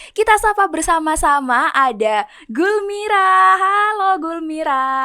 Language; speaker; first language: Indonesian; native; Indonesian